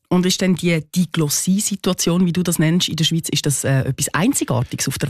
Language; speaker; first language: German; native; German